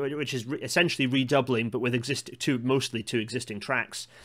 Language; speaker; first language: English; native; English